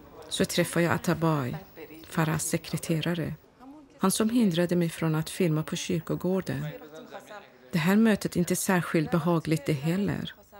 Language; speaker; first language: Swedish; non-native, fluent; Persian